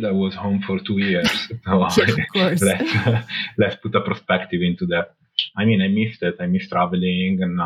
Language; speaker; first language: English; non-native, fluent; Italian